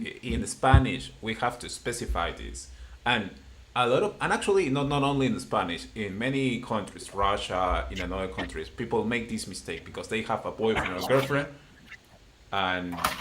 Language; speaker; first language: English; non-native, fluent; Spanish